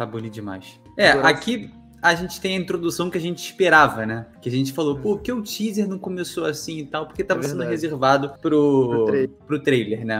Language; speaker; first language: Portuguese; native; Portuguese